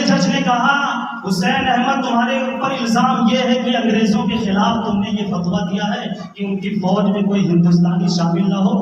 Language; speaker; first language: Urdu; native; Urdu